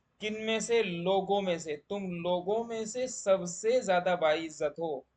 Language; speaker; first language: Urdu; native; Urdu